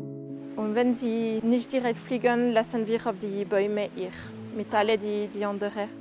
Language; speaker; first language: German; non-native, local second language; French